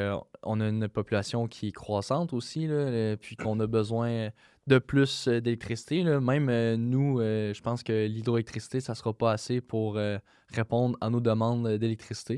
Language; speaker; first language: French; native; French